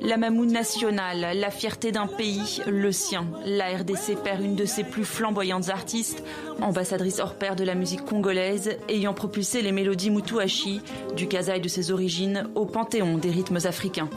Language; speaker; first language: French; native; French